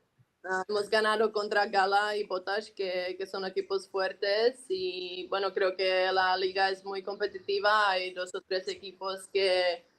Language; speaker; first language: Spanish; non-native, fluent; Czech